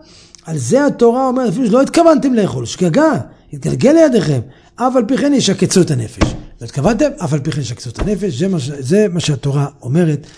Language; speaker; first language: Hebrew; native; Hebrew